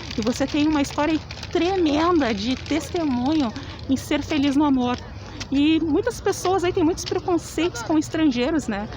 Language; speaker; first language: Portuguese; native; Portuguese